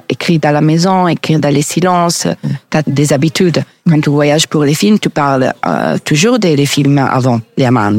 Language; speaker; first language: French; non-native, learner; Italian